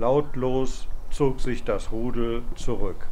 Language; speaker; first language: German; native; German